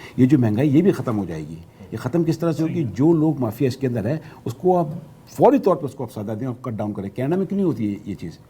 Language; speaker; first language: Urdu; native; Urdu